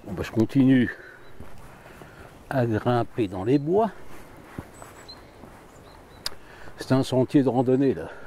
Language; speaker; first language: French; native; French